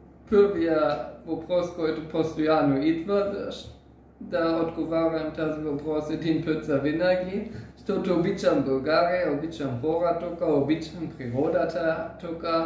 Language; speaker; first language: Bulgarian; non-native, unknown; German